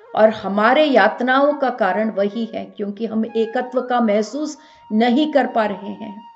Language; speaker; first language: Hindi; non-native, local second language; Telugu